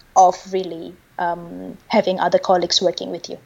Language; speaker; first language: English; non-native, fluent; Indonesian